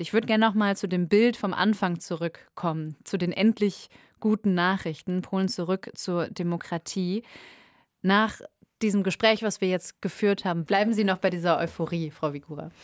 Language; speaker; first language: German; native; German